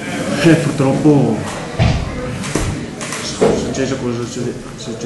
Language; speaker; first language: Italian; non-native, learner; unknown